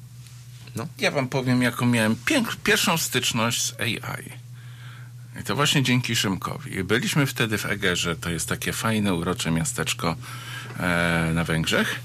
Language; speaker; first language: Polish; native; Polish